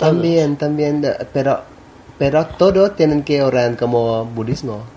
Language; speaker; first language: Spanish; non-native, learner; Thai